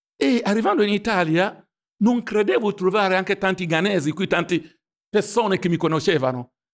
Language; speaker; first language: Italian; non-native, fluent; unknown